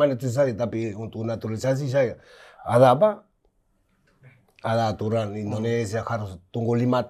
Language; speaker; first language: Indonesian; non-native, fluent; Spanish